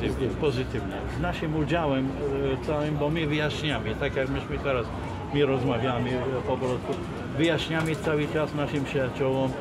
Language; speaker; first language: Polish; non-native, fluent; Arabic